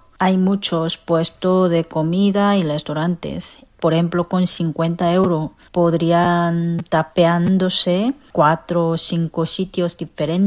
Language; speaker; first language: Spanish; non-native, fluent; Korean